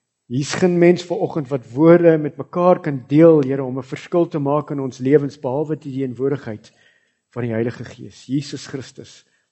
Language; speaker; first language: Afrikaans; early bilingual, heritage; Afrikaans